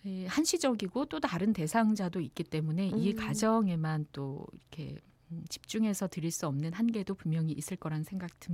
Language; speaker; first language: Korean; native; Korean